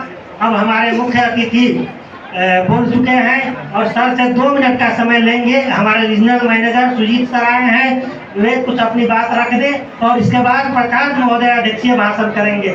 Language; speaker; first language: Hindi; native; Hindi